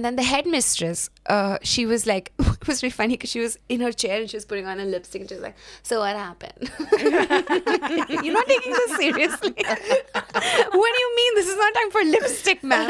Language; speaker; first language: English; non-native, local second language; Hindi